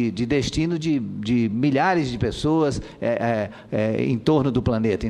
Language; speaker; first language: Portuguese; native; Portuguese